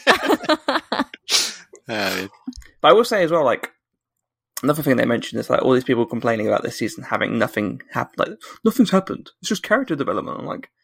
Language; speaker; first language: English; native; English